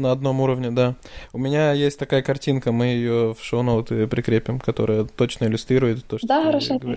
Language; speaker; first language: Russian; native; Russian